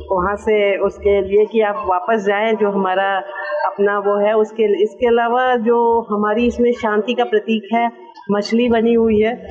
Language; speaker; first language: Hindi; native; Hindi